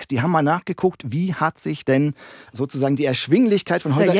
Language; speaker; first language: German; native; German